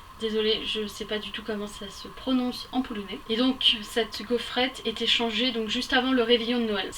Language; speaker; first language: French; native; French